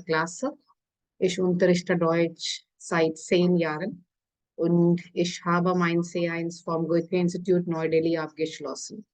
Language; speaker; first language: German; non-native, fluent; Hindi